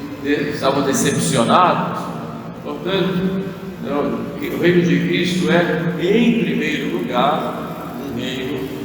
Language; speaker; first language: Portuguese; native; Portuguese